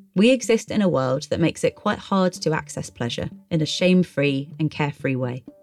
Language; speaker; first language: English; native; English